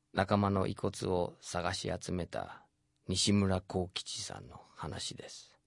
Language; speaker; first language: Japanese; non-native, fluent; English